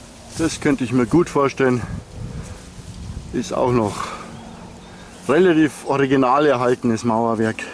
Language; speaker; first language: German; native; German